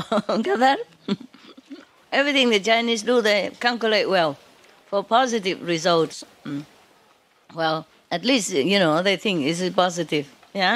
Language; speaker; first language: English; non-native, fluent; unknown